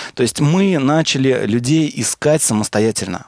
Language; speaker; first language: Russian; native; Russian